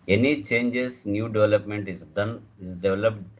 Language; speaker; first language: English; non-native, local second language; Telugu